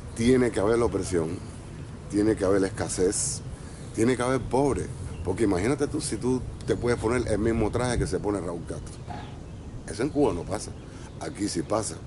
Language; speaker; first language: Spanish; native; Spanish